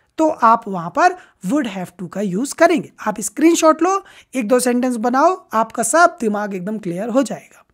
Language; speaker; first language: Hindi; native; Hindi